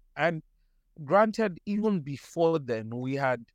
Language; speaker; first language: English; non-native, local second language; Yoruba